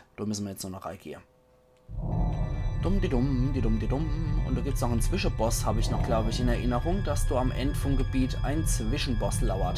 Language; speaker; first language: German; native; German